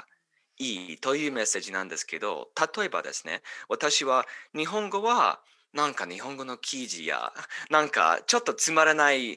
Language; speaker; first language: Japanese; non-native, fluent; English